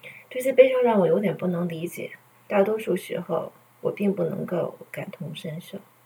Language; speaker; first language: Chinese; native; Chinese